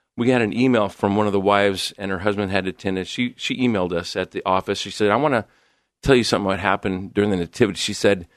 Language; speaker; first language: English; native; English